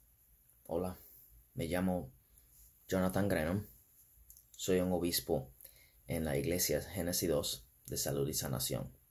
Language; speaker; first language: Spanish; non-native, fluent; English